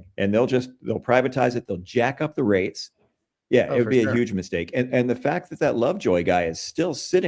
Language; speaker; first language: English; native; English